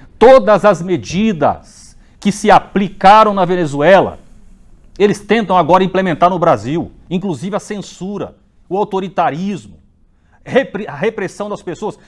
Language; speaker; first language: Portuguese; native; Portuguese